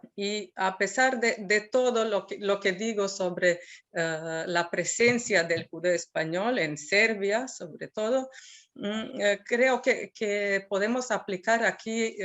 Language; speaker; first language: Spanish; non-native, fluent; Serbian